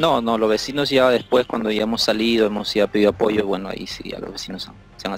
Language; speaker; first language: Spanish; native; Spanish